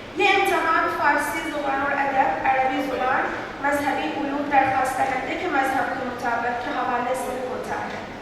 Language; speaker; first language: Urdu; non-native, fluent; Persian